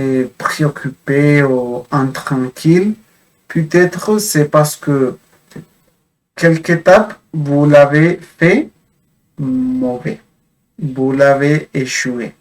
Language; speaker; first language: French; non-native, fluent; Spanish